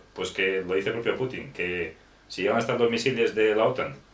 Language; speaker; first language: Spanish; non-native, fluent; Ukrainian